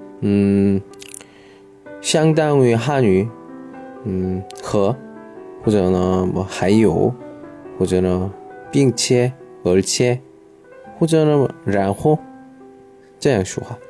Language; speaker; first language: Chinese; non-native, learner; Korean